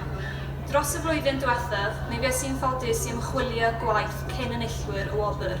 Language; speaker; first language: Welsh; native; Welsh